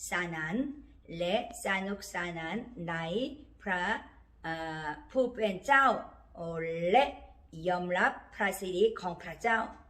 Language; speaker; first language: Thai; non-native, learner; Korean